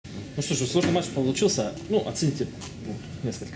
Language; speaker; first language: Russian; native; Russian